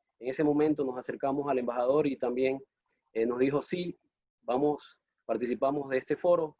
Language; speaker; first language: Spanish; native; Spanish